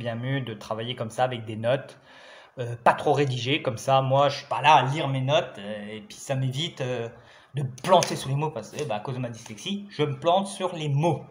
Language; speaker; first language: French; native; French